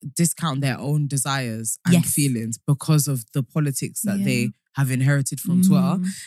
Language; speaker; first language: English; native; English